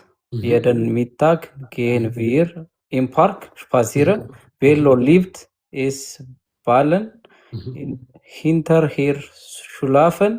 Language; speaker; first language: German; non-native, learner; Amharic